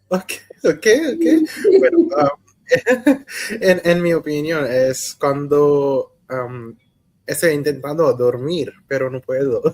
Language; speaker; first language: Spanish; non-native, learner; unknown